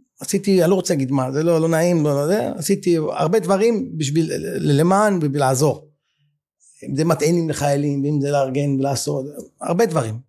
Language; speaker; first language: Hebrew; native; Hebrew